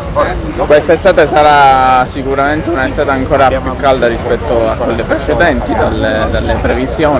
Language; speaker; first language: Italian; native; Italian